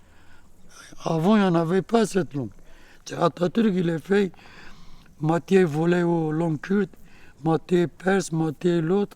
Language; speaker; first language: French; non-native, learner; Kurdish